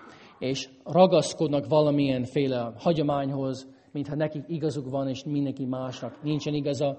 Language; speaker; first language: Hungarian; non-native, fluent; English